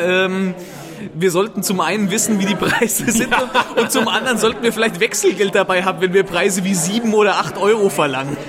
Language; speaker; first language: German; native; German